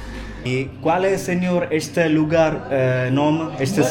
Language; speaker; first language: Portuguese; non-native, learner; Malayalam